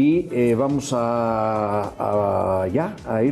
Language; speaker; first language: Spanish; native; Spanish